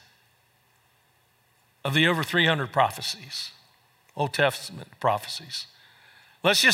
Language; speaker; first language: English; native; English